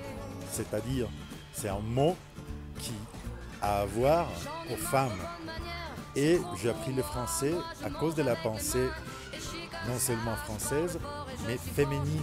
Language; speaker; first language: French; non-native, fluent; Spanish